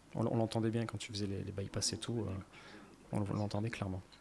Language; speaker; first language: French; native; French